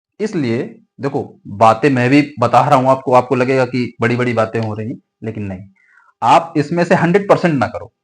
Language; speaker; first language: Hindi; native; Hindi